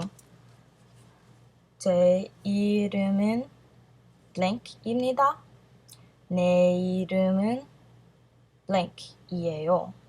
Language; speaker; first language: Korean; early bilingual, heritage; Korean